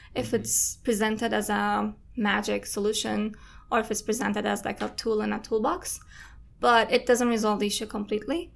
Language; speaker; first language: English; non-native, fluent; Turkish